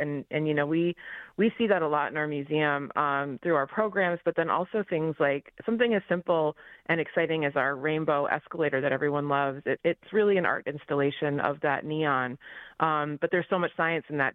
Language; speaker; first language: English; native; English